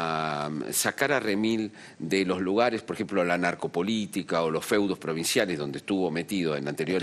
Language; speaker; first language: Spanish; native; Spanish